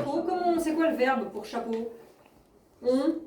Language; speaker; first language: French; native; French